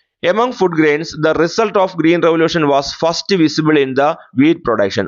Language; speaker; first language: English; non-native, local second language; Malayalam